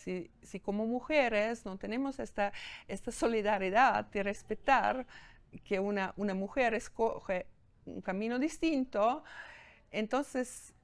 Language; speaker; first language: Spanish; non-native, fluent; German